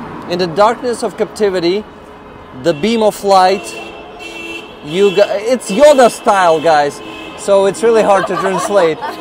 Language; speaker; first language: English; non-native, fluent; Ukrainian